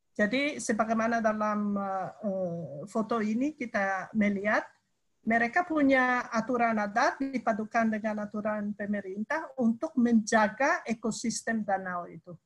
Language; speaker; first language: Indonesian; non-native, fluent; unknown